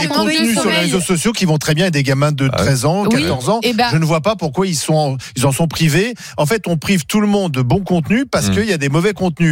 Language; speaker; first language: French; native; French